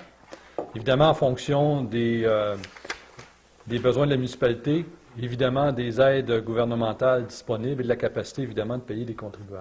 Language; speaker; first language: French; native; French